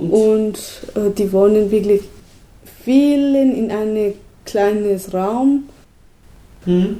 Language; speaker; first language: German; non-native, learner; Spanish